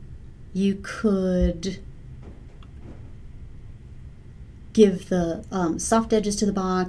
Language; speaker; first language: English; native; English